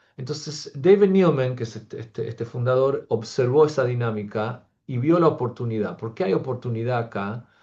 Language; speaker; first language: Spanish; early bilingual, heritage; Spanish